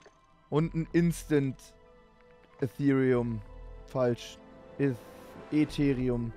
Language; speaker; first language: German; native; German